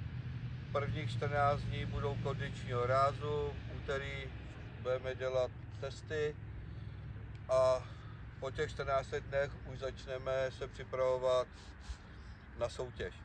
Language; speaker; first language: Czech; native; Czech